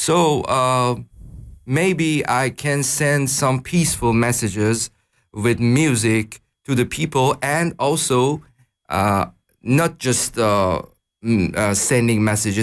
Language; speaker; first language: English; non-native, learner; Persian